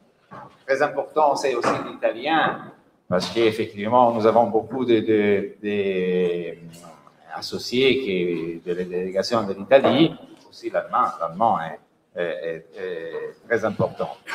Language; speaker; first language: French; non-native, fluent; Italian